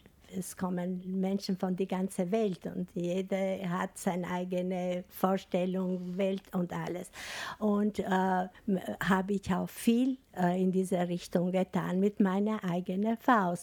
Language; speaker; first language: German; non-native, fluent; Albanian